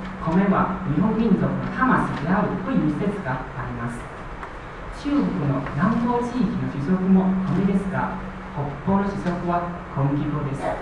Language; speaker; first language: Japanese; non-native, fluent; Chinese